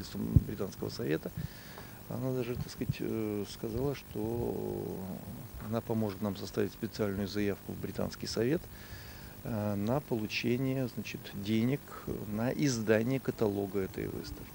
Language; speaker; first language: Russian; native; Russian